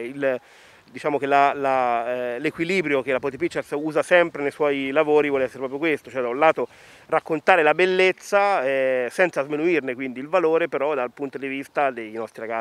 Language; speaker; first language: Italian; native; Italian